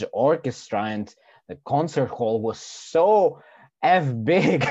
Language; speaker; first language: English; non-native, fluent; Greek